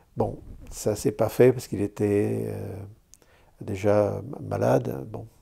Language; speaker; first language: French; native; French